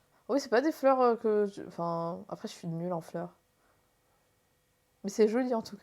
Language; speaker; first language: French; native; French